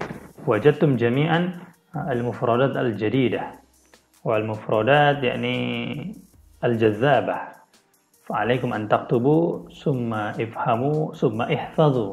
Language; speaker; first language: Arabic; non-native, fluent; Indonesian